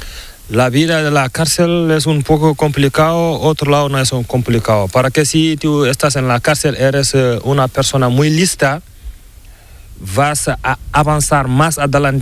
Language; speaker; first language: Spanish; non-native, learner; Fula